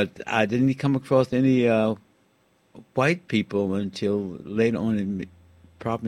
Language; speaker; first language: English; native; English